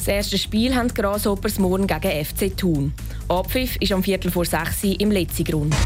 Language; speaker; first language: German; native; German